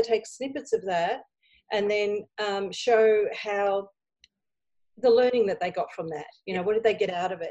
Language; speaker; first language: English; native; English